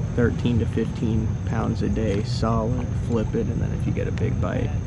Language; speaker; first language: English; native; English